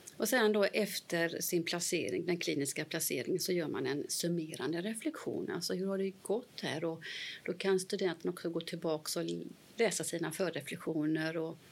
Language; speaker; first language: Swedish; native; Swedish